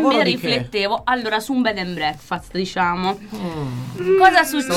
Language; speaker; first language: Italian; native; Italian